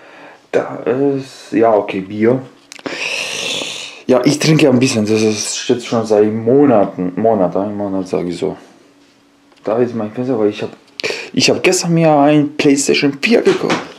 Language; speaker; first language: German; non-native, learner; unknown